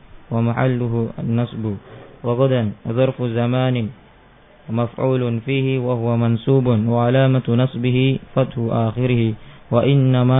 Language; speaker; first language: Arabic; non-native, fluent; Indonesian